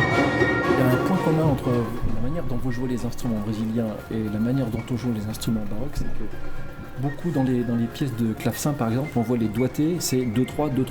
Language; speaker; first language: French; native; French